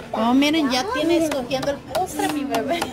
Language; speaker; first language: Spanish; native; Spanish